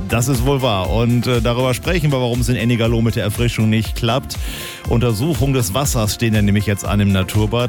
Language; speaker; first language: German; native; German